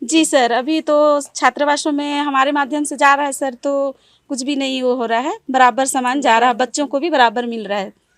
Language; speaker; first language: Hindi; non-native, local second language; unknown